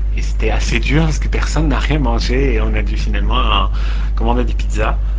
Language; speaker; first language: French; non-native, local second language; Arabic